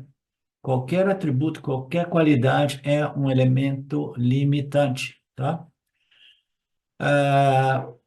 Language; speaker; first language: Portuguese; native; Portuguese